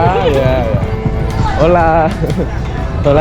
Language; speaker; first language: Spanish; non-native, learner; Korean